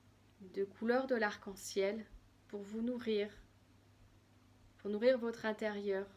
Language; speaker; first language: French; native; French